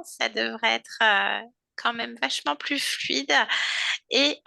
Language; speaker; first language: French; native; French